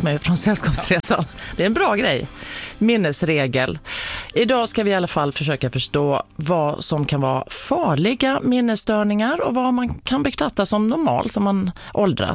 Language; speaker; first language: Swedish; native; Swedish